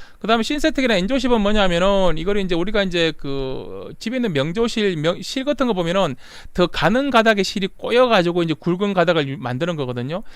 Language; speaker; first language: Korean; native; Korean